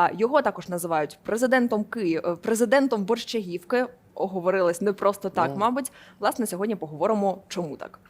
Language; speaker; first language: Ukrainian; native; Ukrainian